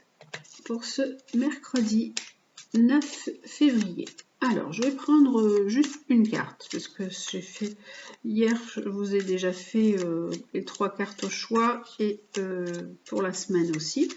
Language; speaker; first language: French; native; French